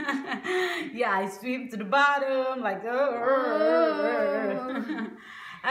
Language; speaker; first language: English; non-native, learner; Indonesian